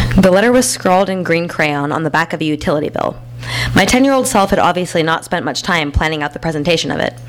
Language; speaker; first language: English; native; English